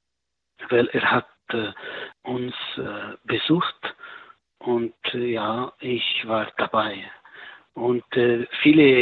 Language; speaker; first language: German; non-native, learner; Arabic